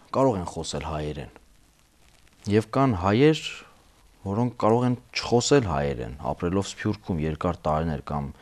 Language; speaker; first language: Armenian; native; Armenian